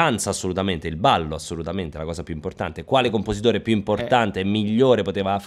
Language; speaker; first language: Italian; native; Italian